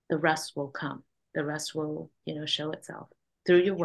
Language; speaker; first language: English; non-native, local second language; Cantonese